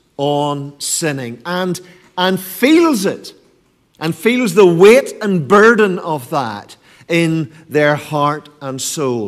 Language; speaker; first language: English; native; English